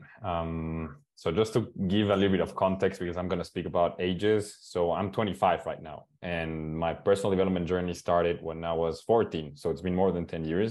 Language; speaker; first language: English; non-native, fluent; Spanish